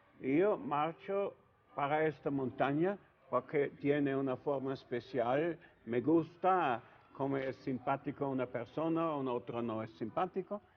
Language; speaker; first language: Spanish; non-native, learner; Italian